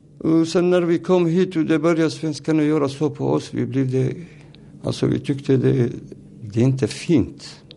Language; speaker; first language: Swedish; non-native, learner; Turoyo